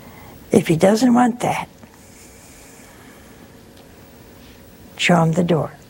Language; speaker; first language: English; native; English